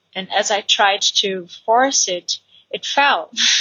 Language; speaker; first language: English; non-native, fluent; Portuguese